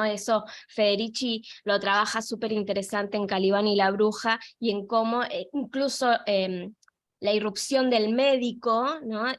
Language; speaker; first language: Spanish; native; Spanish